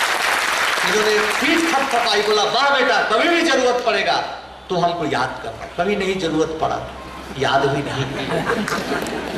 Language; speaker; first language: Hindi; native; Hindi